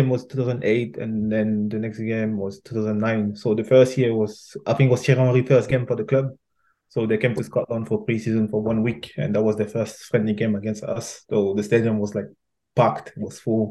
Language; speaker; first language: English; non-native, fluent; French